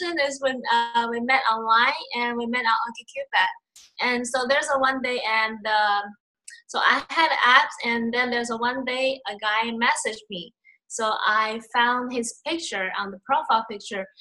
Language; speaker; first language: English; non-native, fluent; Chinese